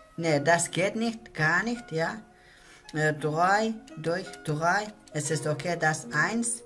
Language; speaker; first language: German; non-native, learner; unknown